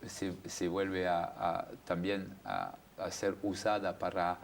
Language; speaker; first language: Spanish; non-native, fluent; French